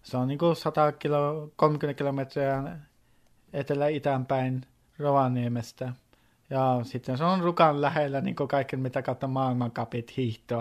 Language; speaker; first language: Finnish; early bilingual, heritage; Norwegian